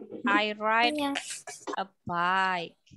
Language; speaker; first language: English; non-native, fluent; Indonesian